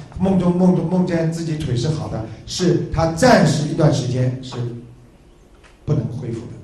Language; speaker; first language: Chinese; native; Chinese